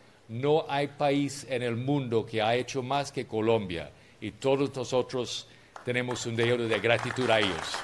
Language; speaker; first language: Spanish; non-native, fluent; English